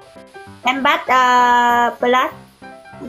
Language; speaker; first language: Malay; non-native, learner; Vietnamese